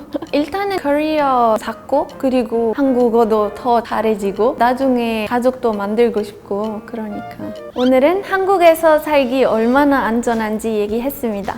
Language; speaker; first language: Korean; non-native, fluent; Arabic